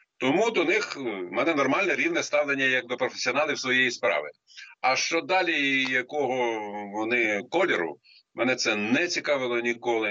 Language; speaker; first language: Ukrainian; native; Ukrainian